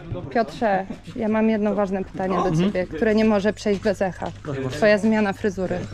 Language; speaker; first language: Polish; native; Polish